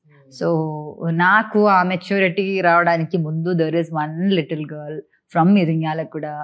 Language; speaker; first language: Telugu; non-native, fluent; Malayalam